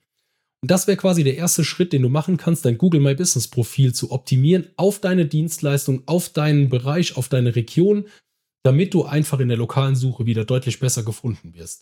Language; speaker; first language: German; native; German